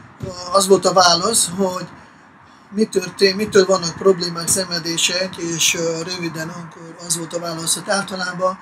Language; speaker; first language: Hungarian; non-native, fluent; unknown